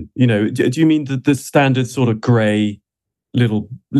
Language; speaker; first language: English; native; English